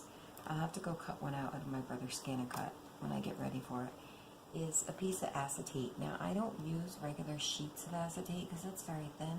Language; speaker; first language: English; native; English